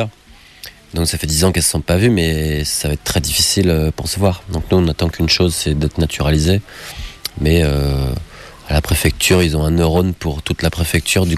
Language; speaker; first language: French; native; French